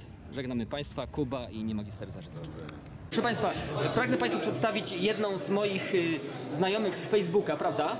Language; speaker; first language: Polish; native; Polish